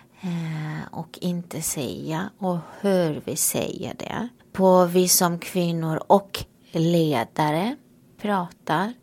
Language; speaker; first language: Swedish; non-native, fluent; Romanian